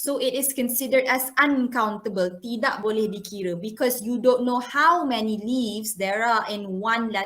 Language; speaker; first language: English; non-native, local second language; Malay